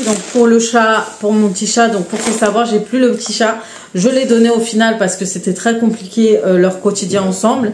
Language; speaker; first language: French; native; French